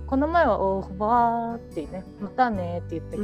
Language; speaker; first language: Japanese; native; Japanese